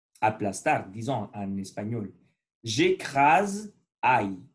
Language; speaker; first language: French; non-native, learner; Spanish